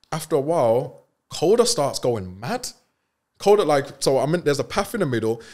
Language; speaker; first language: English; native; English